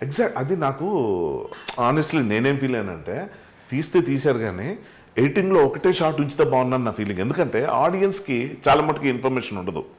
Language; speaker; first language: Telugu; native; Telugu